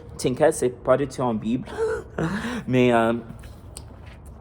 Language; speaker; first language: French; non-native, fluent; English